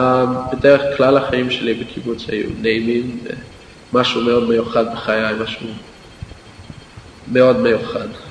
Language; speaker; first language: Hebrew; non-native, fluent; English